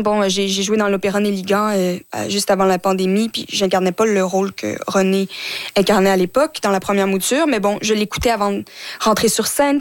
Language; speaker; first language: French; native; French